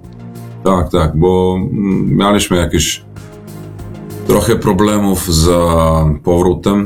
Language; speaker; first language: Polish; non-native, learner; Serbian